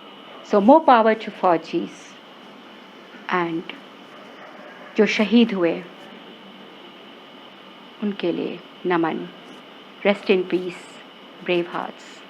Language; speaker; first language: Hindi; native; Hindi